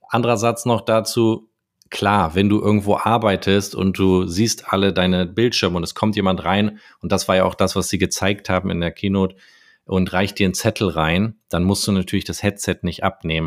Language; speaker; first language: German; native; German